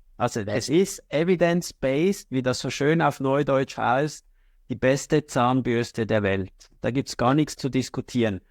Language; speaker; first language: German; native; German